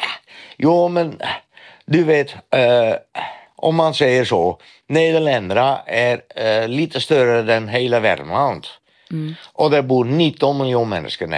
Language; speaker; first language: Swedish; non-native, fluent; Dutch